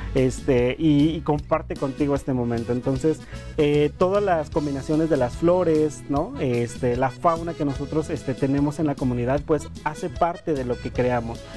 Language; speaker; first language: Spanish; non-native, local second language; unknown